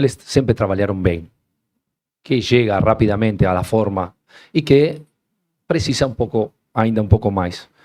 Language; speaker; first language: Portuguese; non-native, learner; Spanish